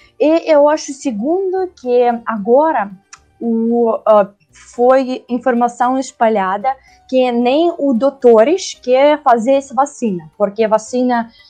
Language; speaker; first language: Portuguese; non-native, learner; Russian